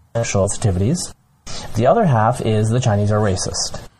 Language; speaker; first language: English; early bilingual, other home language; Bangla